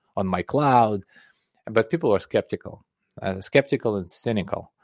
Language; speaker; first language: English; non-native, fluent; Russian